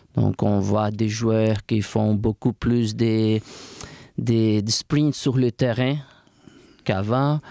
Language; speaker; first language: French; non-native, fluent; Portuguese